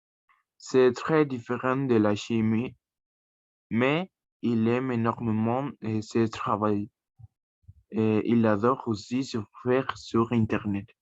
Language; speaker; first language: French; non-native, learner; Spanish